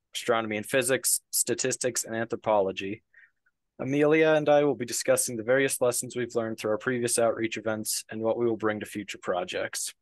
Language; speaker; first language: English; native; English